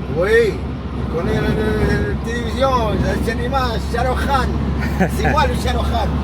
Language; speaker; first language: French; non-native, local second language; Arabic